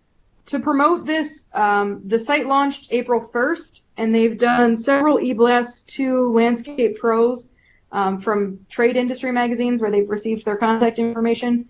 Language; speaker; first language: English; native; English